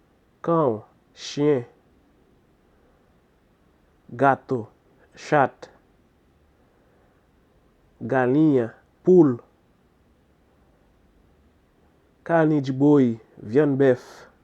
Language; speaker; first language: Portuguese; non-native, fluent; Haitian Creole